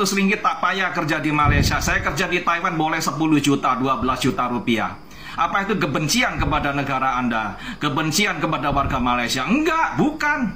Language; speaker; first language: Indonesian; native; Indonesian